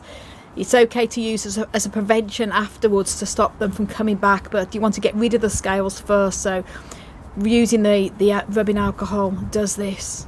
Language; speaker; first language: English; native; English